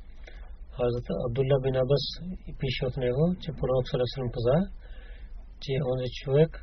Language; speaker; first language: Bulgarian; non-native, learner; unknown